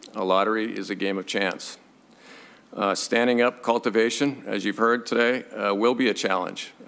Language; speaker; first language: English; native; English